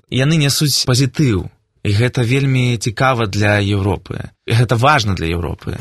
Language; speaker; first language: Belarusian; non-native, local second language; Russian